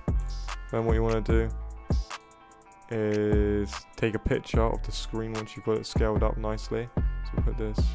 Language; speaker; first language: English; native; English